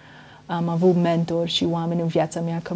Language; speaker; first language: Romanian; early bilingual, heritage; Romanian